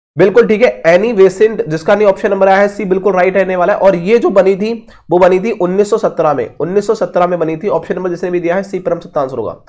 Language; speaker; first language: Hindi; native; Hindi